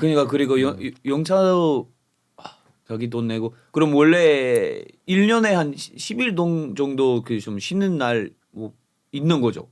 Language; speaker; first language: Korean; non-native, fluent; English